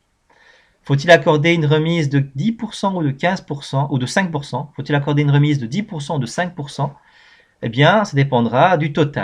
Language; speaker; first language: French; native; French